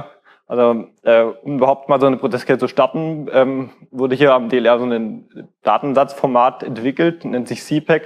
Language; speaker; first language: German; native; German